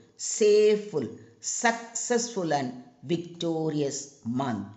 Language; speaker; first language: English; non-native, local second language; Tamil